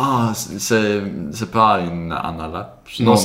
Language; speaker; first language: French; non-native, learner; Swedish